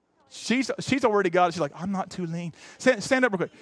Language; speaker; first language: English; native; English